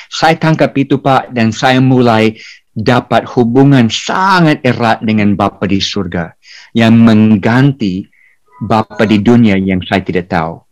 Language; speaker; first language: Indonesian; non-native, fluent; English